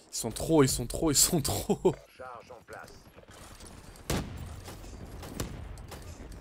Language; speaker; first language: French; native; French